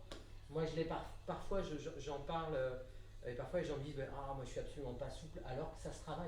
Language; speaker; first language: French; native; French